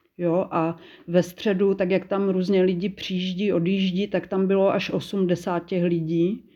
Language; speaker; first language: Czech; native; Czech